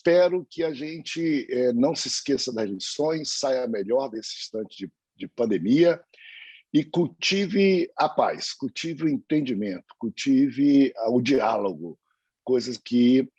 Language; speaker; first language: Portuguese; native; Portuguese